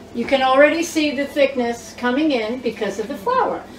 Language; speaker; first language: English; native; English